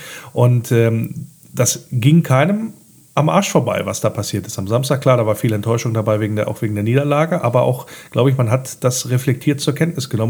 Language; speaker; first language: German; native; German